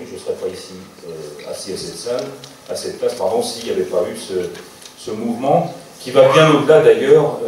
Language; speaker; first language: French; native; French